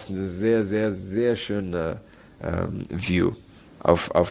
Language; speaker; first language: German; non-native, learner; Arabic